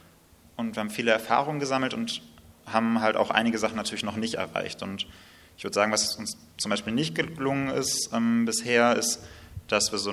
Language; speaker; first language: German; native; German